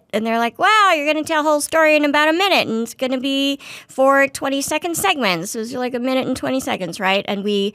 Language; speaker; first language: English; native; English